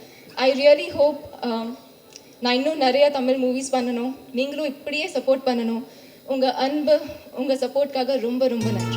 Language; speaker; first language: Tamil; non-native, local second language; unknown